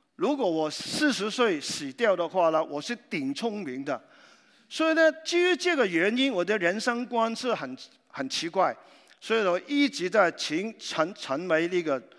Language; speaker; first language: Chinese; non-native, local second language; Cantonese